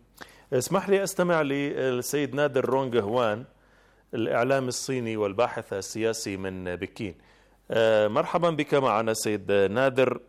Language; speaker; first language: Arabic; native; Arabic